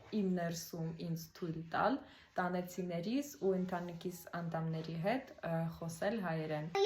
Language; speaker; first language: Armenian; non-native, fluent; Russian